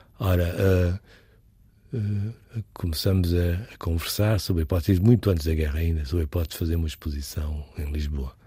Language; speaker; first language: Portuguese; native; Portuguese